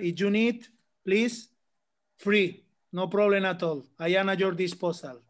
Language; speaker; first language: English; non-native, learner; Spanish